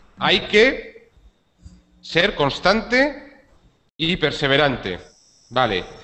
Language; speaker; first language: Spanish; native; Spanish